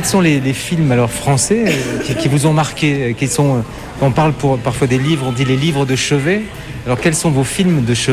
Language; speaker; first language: French; native; French